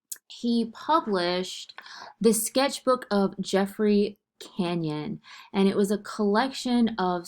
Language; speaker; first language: English; native; English